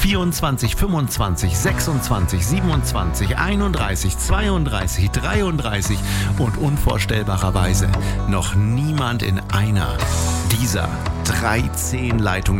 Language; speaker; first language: German; native; German